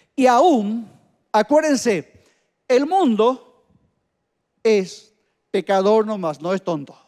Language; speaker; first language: Spanish; native; Spanish